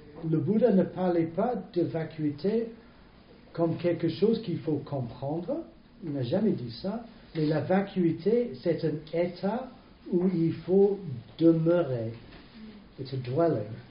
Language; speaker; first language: French; non-native, fluent; English